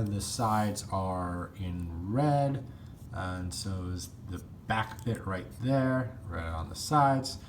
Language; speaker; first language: English; native; English